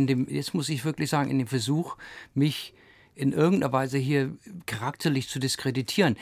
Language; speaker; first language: German; early bilingual, other home language; English